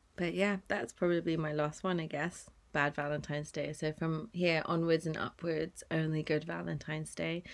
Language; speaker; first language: English; native; English